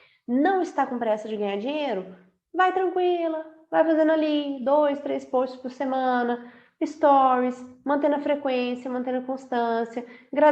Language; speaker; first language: Portuguese; native; Portuguese